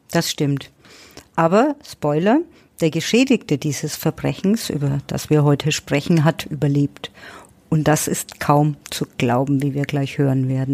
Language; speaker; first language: German; native; German